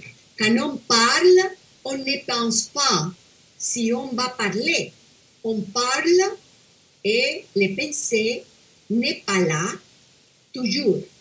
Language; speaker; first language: French; non-native, fluent; Spanish